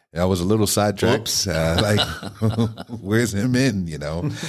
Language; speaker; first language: English; native; English